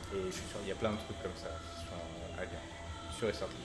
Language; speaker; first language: French; native; French